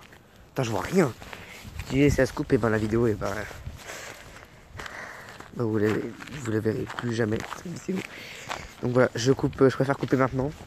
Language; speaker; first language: French; native; French